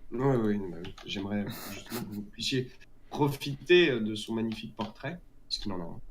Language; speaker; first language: French; native; French